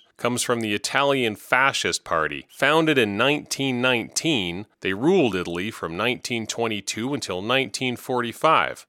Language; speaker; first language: English; native; English